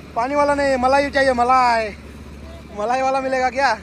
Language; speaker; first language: Hindi; non-native, local second language; Marathi